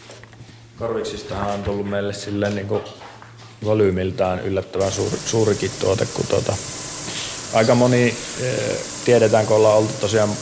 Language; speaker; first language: Finnish; native; Finnish